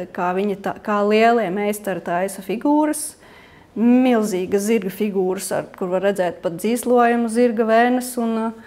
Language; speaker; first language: Latvian; native; Latvian